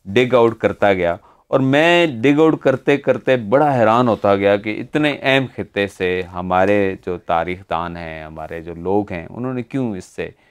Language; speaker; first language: Urdu; native; Urdu